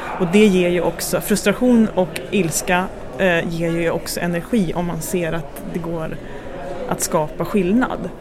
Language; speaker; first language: Swedish; native; Swedish